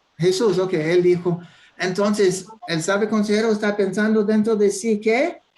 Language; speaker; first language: Spanish; non-native, fluent; English